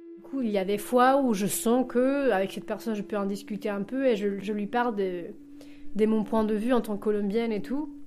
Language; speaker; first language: French; non-native, fluent; Spanish